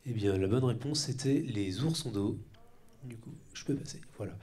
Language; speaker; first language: French; native; French